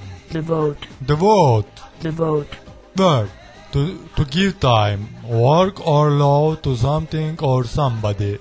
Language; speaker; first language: English; non-native, learner; Turkish